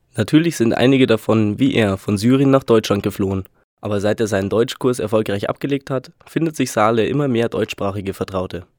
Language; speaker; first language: German; native; German